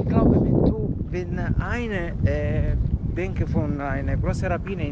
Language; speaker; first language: German; non-native, learner; Italian